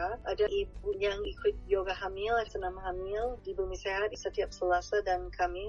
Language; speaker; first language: Indonesian; non-native, fluent; English